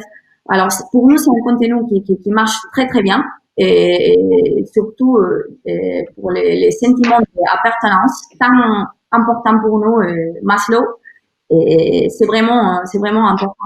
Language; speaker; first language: French; non-native, learner; Spanish